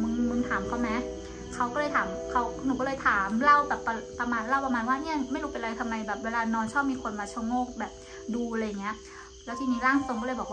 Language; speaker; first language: Thai; native; Thai